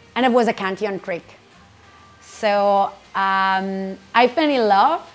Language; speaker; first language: English; non-native, fluent; Italian